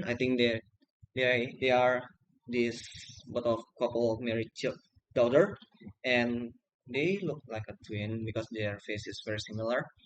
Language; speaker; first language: English; non-native, learner; Indonesian